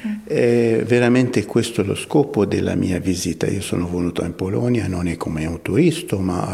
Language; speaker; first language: Italian; non-native, fluent; Arabic